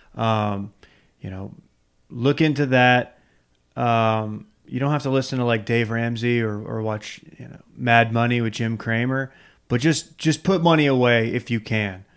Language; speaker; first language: English; native; English